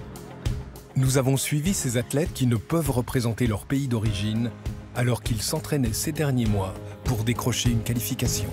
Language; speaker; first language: French; native; French